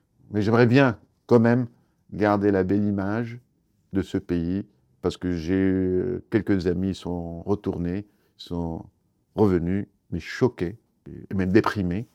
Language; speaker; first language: French; non-native, fluent; Kurdish